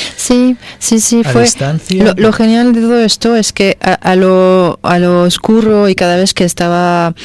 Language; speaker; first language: Spanish; non-native, fluent; French